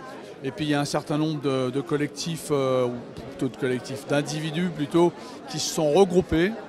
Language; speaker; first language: French; native; French